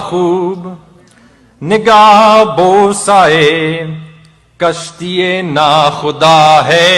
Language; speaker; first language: Urdu; non-native, fluent; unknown